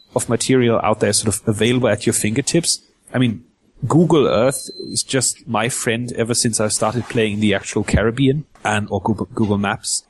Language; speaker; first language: English; non-native, fluent; German